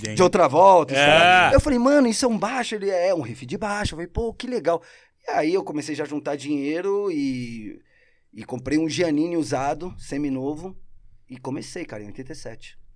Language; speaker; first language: Portuguese; non-native, local second language; Spanish